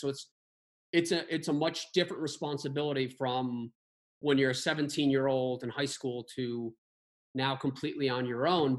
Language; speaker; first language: English; native; English